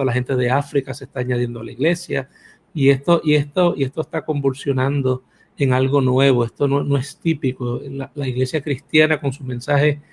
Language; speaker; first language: Spanish; native; Spanish